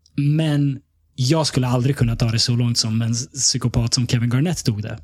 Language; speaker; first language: Swedish; early bilingual, other home language; Bosnian